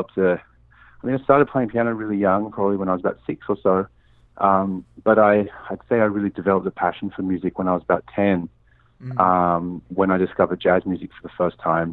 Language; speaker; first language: English; native; English